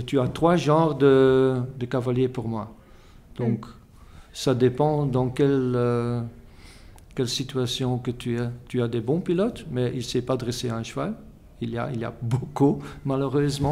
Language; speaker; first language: French; non-native, fluent; Dutch